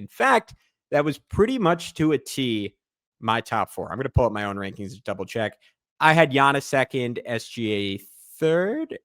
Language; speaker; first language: English; native; English